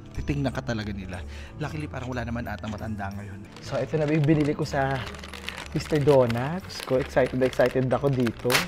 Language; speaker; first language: Filipino; native; Filipino